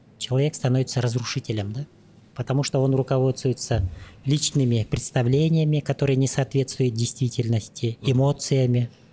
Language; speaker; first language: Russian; native; Russian